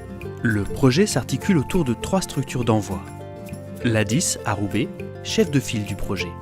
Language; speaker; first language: French; native; French